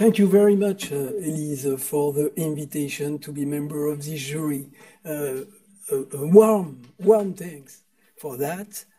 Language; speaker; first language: English; non-native, fluent; French